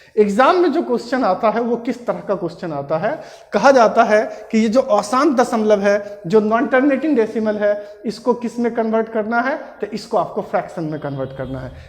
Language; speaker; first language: Hindi; native; Hindi